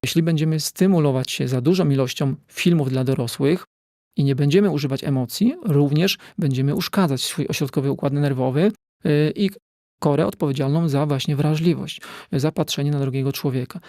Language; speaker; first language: Polish; native; Polish